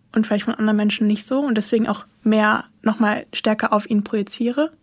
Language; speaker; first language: German; native; German